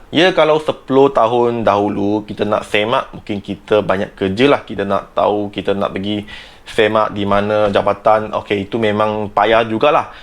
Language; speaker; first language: Malay; non-native, local second language; Chinese